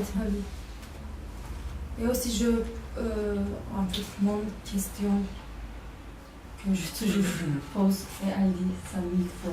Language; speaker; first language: French; non-native, learner; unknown